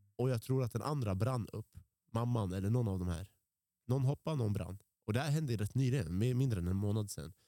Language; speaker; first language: Swedish; early bilingual, other home language; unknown